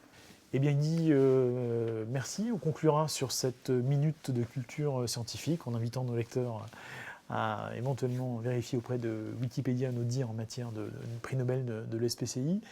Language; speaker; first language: French; native; French